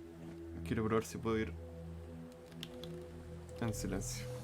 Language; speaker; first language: Spanish; native; Spanish